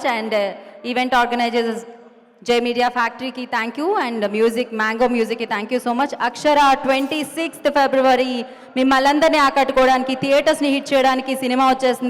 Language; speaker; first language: Telugu; native; Telugu